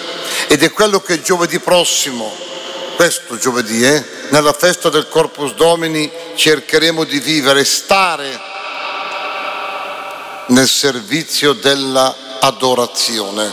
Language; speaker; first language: Italian; native; Italian